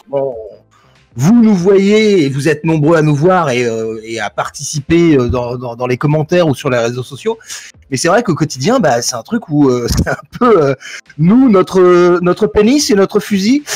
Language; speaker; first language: French; native; French